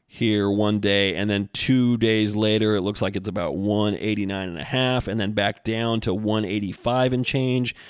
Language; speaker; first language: English; native; English